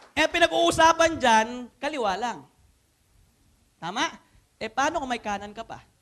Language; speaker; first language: Filipino; non-native, local second language; Cebuano